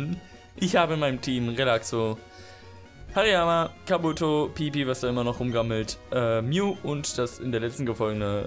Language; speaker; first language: German; native; German